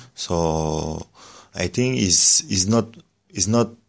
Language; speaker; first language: English; non-native, learner; French